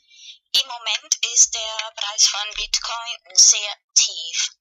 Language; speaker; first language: German; non-native, fluent; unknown